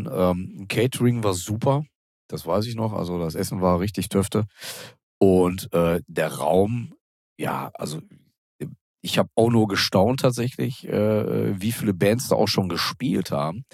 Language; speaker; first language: German; native; German